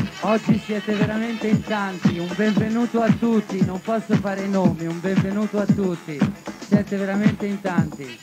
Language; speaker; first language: Italian; non-native, fluent; Spanish